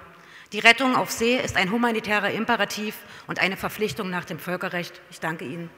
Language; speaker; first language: German; native; German